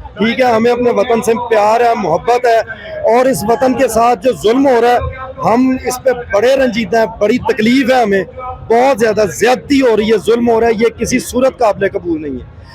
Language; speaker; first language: Urdu; native; Urdu